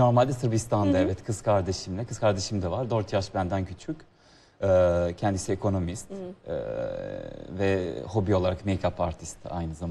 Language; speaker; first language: Turkish; non-native, fluent; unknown